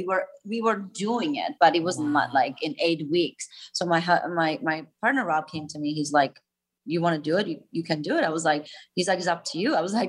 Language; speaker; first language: English; non-native, fluent; German